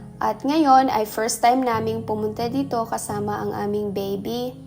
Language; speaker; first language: Filipino; native; Filipino